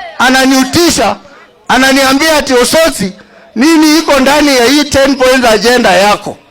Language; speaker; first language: Swahili; native; Swahili